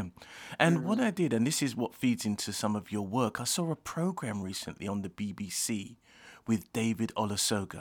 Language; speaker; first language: English; non-native, local second language; Jamaican Creole English